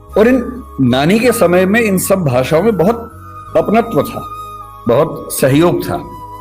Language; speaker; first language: Hindi; native; Hindi